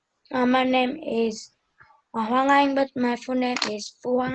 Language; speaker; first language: English; non-native, learner; Vietnamese